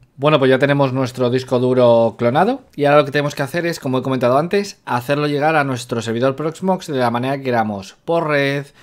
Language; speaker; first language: Spanish; native; Spanish